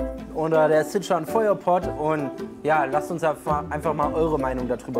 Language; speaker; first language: German; native; German